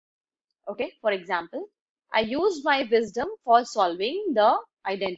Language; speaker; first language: English; non-native, local second language; Hindi